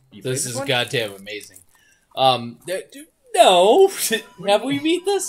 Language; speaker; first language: English; native; English